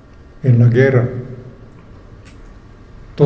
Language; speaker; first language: Spanish; non-native, fluent; Japanese